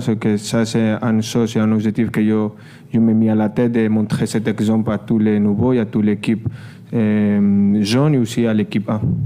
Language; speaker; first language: French; non-native, learner; Spanish